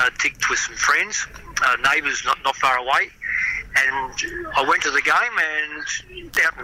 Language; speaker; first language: English; native; English